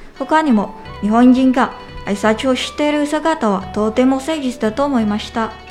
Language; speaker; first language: Japanese; non-native, learner; Filipino